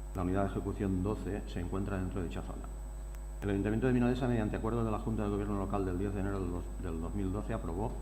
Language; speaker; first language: Spanish; non-native, local second language; Catalan